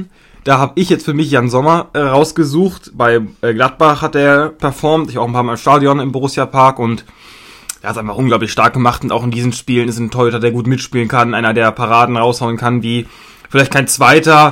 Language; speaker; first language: German; native; German